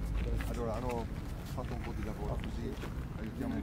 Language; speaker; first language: Italian; non-native, fluent; Albanian